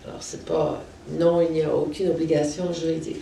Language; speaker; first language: French; native; French